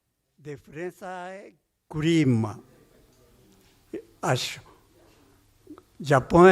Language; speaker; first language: Portuguese; non-native, learner; Japanese